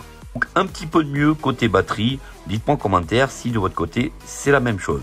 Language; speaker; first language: French; native; French